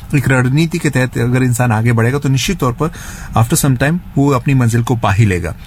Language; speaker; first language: Hindi; native; Hindi